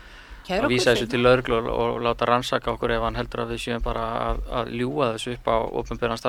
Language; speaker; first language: Icelandic; native; Icelandic